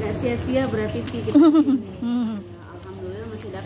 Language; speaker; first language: Indonesian; native; Indonesian